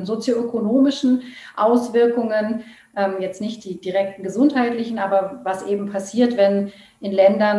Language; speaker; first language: German; native; German